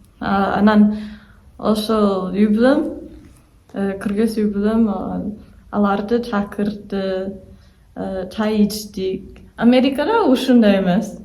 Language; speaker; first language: Kyrgyz; non-native, learner; English